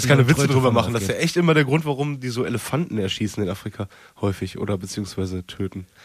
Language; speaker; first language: German; native; German